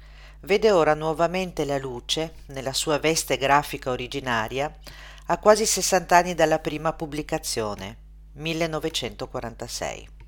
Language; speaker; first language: Italian; native; Italian